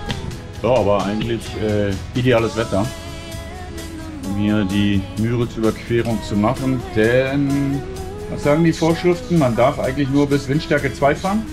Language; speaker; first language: German; native; German